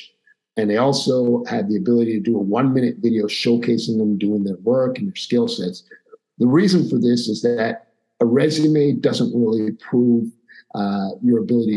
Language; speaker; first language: English; native; English